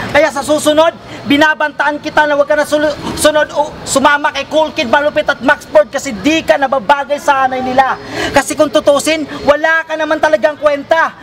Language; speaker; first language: Filipino; non-native, local second language; Cebuano